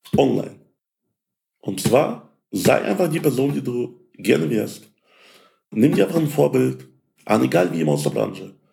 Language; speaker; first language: German; early bilingual, other home language; Russian